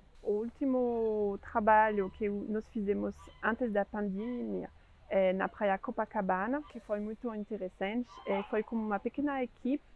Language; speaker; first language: Portuguese; non-native, fluent; French